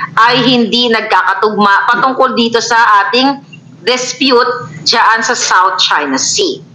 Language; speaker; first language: Filipino; non-native, local second language; Cebuano